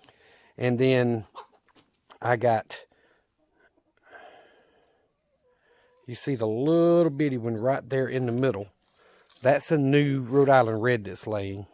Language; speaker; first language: English; native; English